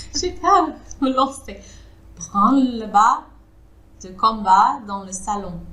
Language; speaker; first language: French; non-native, fluent; English